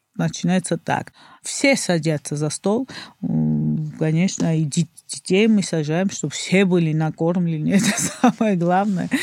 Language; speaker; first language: Russian; non-native, fluent; Georgian